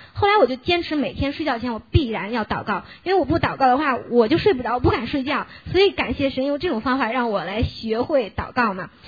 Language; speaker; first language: Chinese; native; Chinese